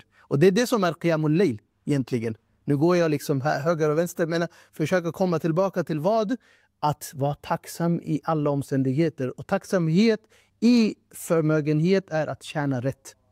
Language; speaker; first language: Swedish; non-native, fluent; Urdu